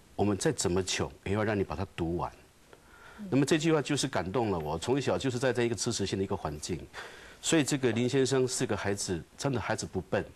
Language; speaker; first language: Chinese; native; Chinese